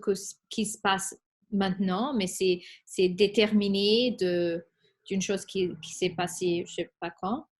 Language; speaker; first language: French; non-native, fluent; Spanish